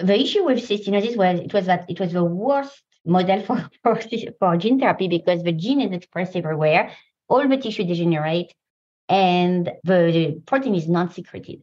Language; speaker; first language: English; non-native, fluent; French